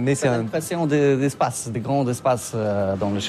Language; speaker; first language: French; non-native, learner; Polish